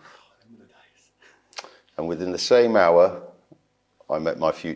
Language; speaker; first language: English; native; English